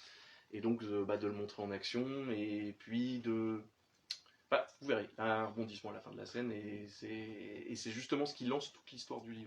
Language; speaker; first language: French; native; French